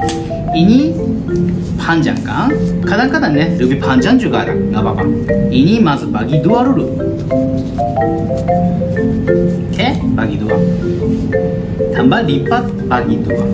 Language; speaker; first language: Indonesian; non-native, learner; Japanese